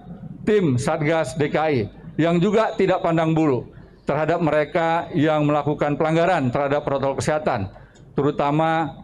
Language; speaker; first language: Indonesian; native; Indonesian